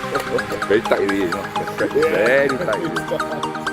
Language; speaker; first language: English; non-native, learner; Thai